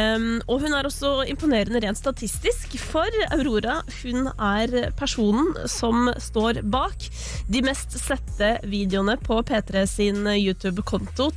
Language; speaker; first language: Norwegian; native; Norwegian